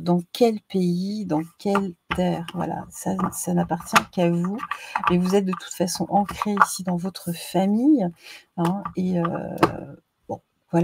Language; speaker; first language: French; native; French